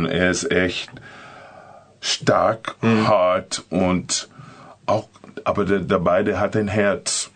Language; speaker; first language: German; non-native, learner; English